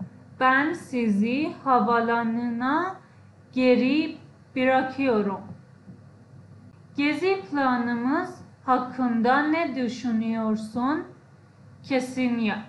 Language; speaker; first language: Turkish; non-native, fluent; Persian